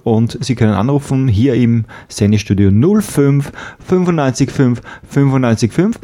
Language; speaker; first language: German; native; German